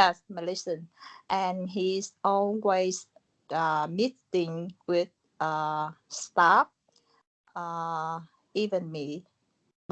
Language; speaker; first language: English; non-native, learner; Vietnamese